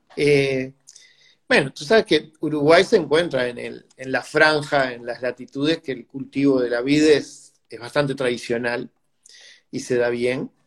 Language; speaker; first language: Spanish; native; Spanish